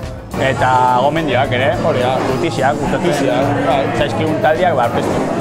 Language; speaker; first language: Basque; native; Basque